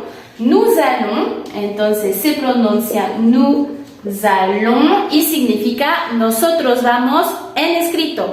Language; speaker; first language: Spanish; non-native, fluent; French